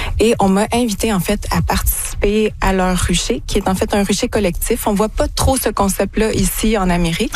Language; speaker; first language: French; native; French